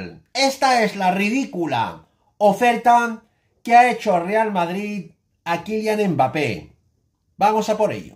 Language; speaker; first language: Spanish; native; Spanish